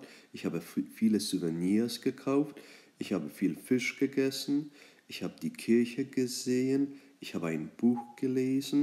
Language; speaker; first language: German; non-native, fluent; English